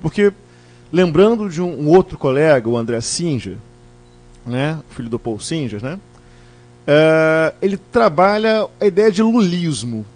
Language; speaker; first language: Portuguese; native; Portuguese